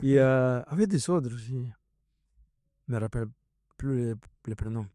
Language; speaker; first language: French; non-native, fluent; Spanish